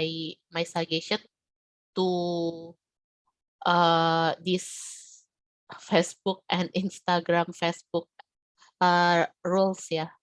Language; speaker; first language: English; non-native, learner; Indonesian